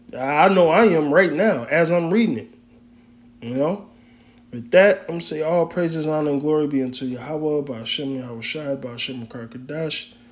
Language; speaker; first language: English; native; English